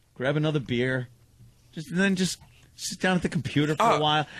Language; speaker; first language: English; native; English